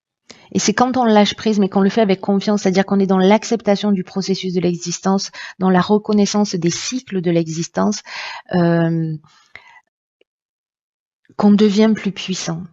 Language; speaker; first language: French; native; French